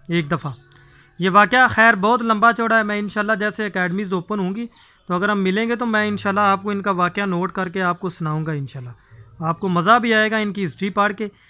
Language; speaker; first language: Urdu; native; Urdu